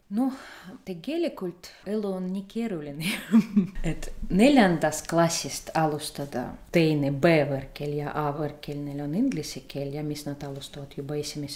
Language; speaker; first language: Estonian; non-native, learner; Russian